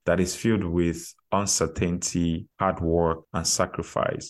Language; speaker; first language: English; non-native, local second language; Yoruba